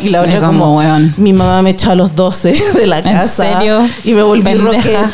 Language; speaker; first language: Spanish; native; Spanish